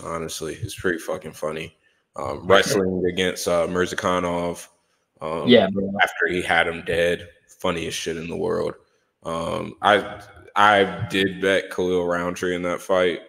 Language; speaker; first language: English; native; English